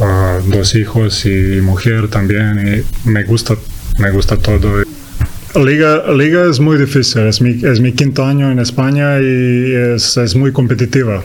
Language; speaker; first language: Spanish; non-native, learner; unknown